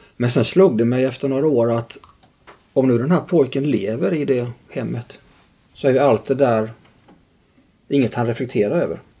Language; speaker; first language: Swedish; native; Swedish